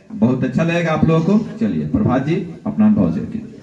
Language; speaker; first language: Hindi; native; Hindi